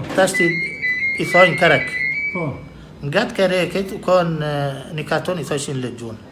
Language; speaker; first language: Albanian; early bilingual, heritage; Albanian